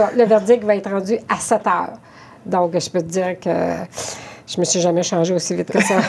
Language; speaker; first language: French; native; French